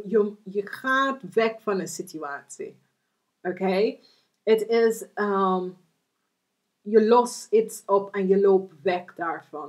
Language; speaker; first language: Dutch; non-native, learner; English